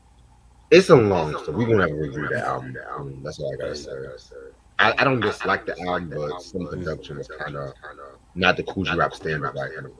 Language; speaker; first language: English; native; English